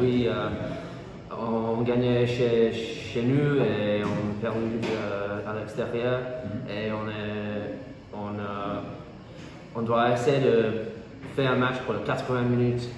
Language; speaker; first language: French; non-native, learner; English